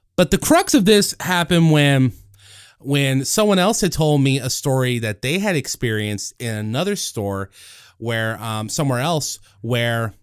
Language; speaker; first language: English; early bilingual, other home language; Spanish